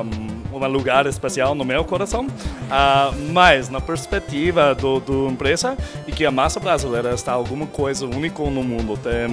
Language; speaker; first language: Portuguese; non-native, fluent; English